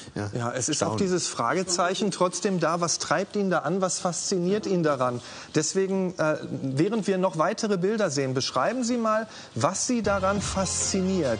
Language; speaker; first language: German; native; German